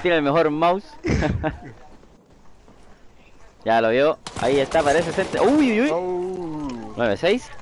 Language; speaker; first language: Spanish; native; Spanish